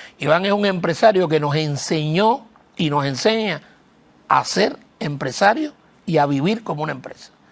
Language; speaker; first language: Spanish; native; Spanish